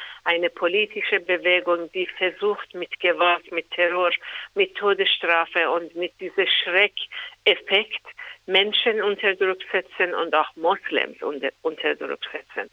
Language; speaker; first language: German; non-native, fluent; Persian